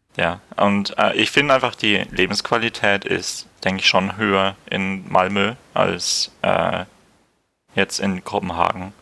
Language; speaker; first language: German; native; German